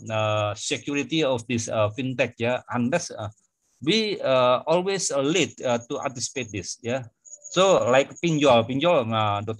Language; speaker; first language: English; non-native, fluent; Indonesian